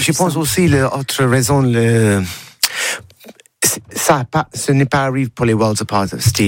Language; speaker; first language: French; non-native, learner; English